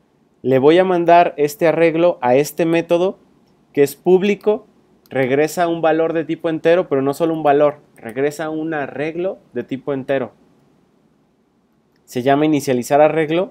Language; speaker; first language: Spanish; native; Spanish